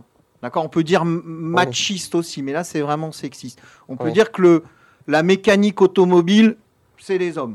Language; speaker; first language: French; native; French